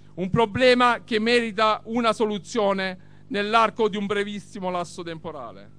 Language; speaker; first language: Italian; native; Italian